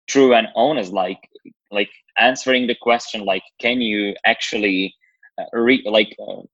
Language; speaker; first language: English; non-native, fluent; Slovak